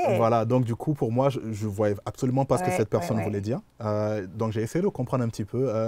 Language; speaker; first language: French; native; French